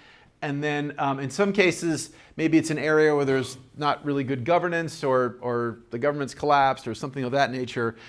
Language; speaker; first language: English; native; English